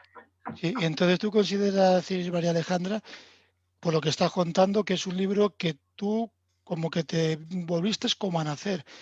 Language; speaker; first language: Spanish; native; Spanish